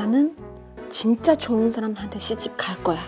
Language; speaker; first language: Korean; non-native, fluent; Chinese